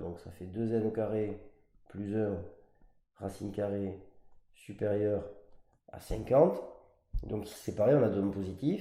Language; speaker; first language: French; native; French